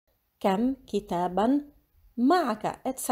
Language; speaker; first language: Arabic; non-native, fluent; English